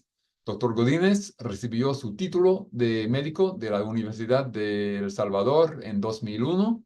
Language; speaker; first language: Spanish; non-native, fluent; English